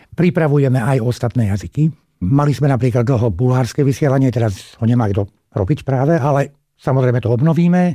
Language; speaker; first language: Slovak; non-native, local second language; Hungarian